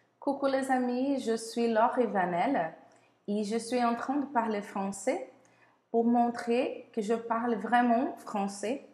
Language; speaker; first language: French; non-native, learner; Portuguese